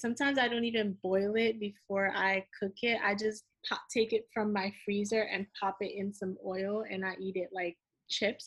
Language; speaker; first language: English; early bilingual, other home language; Haitian Creole